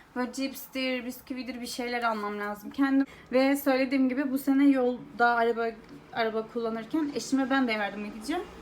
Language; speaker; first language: Turkish; early bilingual, heritage; Turkish